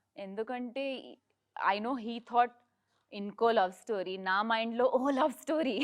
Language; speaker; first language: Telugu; non-native, learner; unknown